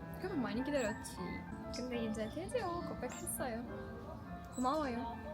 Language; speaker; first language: Korean; non-native, learner; Russian